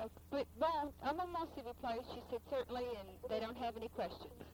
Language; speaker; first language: English; native; English